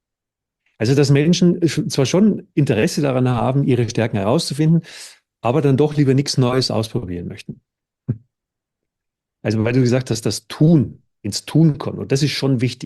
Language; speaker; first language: German; native; German